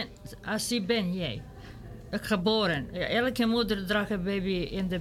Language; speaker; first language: Dutch; non-native, learner; Serbian